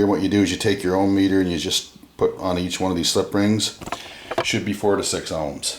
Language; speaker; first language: English; native; English